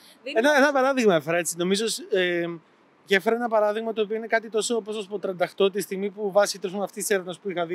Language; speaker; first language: Greek; native; Greek